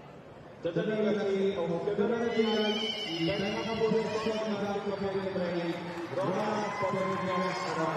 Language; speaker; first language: Welsh; native; Welsh